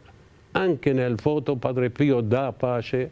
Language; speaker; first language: Italian; non-native, fluent; Arabic